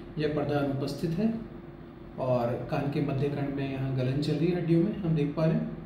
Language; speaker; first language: Hindi; native; Hindi